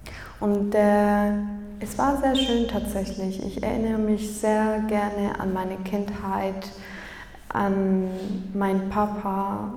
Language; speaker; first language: German; early bilingual, other home language; Kurdish